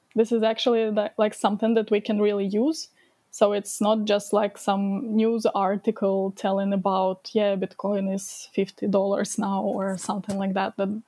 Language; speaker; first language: English; non-native, fluent; Ukrainian